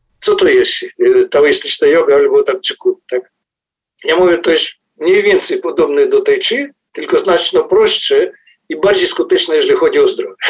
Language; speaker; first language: Polish; non-native, fluent; Ukrainian